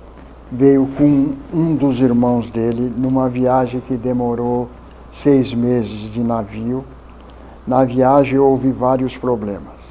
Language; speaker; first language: Portuguese; early bilingual, other home language; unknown